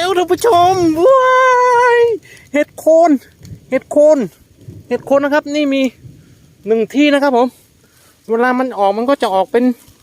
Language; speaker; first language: Thai; native; Thai